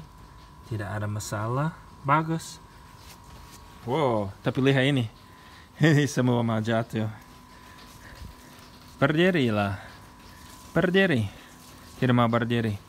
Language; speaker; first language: Indonesian; non-native, fluent; English